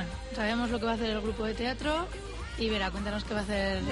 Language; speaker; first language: Spanish; native; Spanish